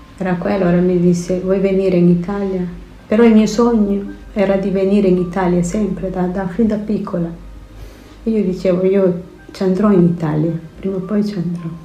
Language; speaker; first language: Italian; non-native, fluent; Spanish